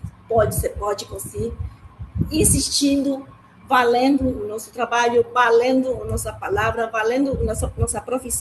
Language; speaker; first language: Portuguese; non-native, learner; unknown